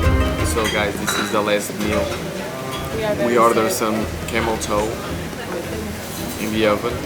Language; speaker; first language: English; non-native, fluent; Portuguese